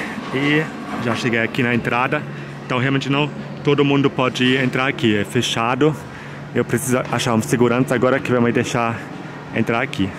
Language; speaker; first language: Portuguese; non-native, fluent; German